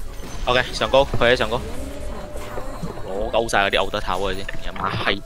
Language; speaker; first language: Chinese; native; Chinese